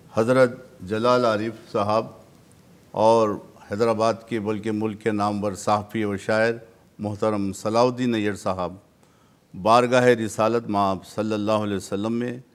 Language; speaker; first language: Hindi; non-native, local second language; Urdu